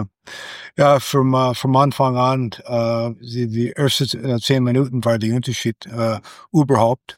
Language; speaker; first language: German; non-native, learner; English